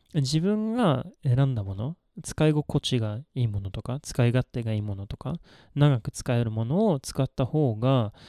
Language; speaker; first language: Japanese; non-native, fluent; Swedish